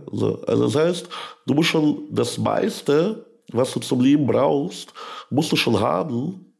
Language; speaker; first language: German; early bilingual, other home language; Russian